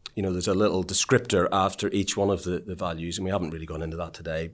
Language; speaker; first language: English; native; English